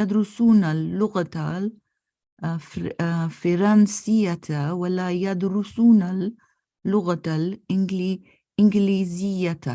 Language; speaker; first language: Arabic; non-native, learner; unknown